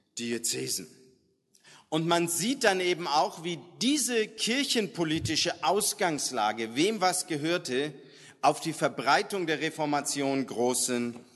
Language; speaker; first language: German; native; German